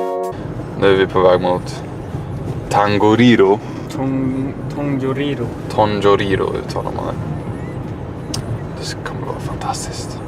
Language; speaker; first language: Swedish; native; Swedish